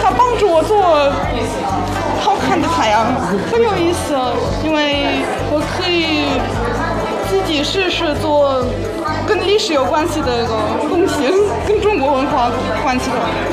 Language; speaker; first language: Chinese; non-native, learner; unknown